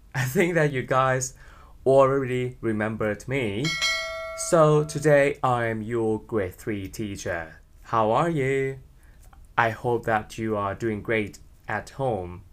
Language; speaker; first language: English; non-native, fluent; Thai